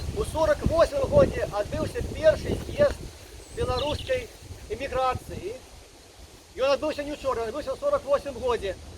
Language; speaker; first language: Belarusian; native; Belarusian